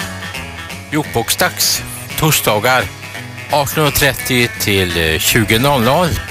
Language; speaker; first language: Swedish; native; Swedish